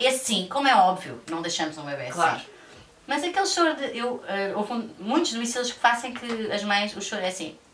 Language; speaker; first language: Portuguese; native; Portuguese